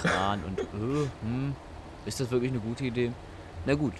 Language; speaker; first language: German; native; German